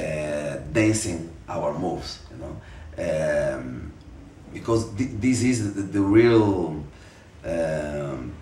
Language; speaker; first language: English; non-native, fluent; Portuguese